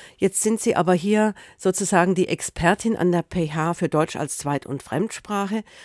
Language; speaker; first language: German; native; German